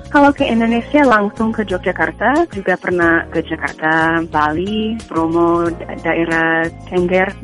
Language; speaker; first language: Indonesian; non-native, fluent; English